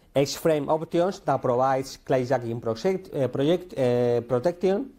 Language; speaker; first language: English; non-native, learner; Spanish